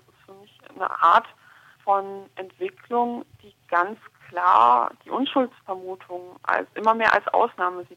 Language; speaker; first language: German; native; German